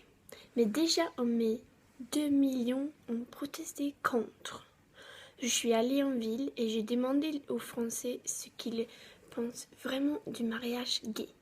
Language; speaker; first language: French; non-native, learner; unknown